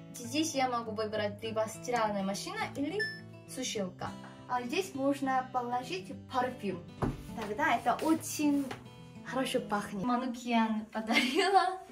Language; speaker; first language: Russian; non-native, learner; Korean